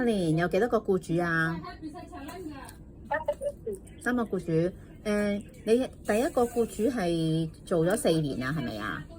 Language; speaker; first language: Cantonese; native; Cantonese